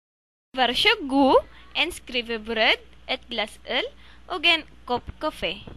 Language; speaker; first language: Norwegian; non-native, learner; Filipino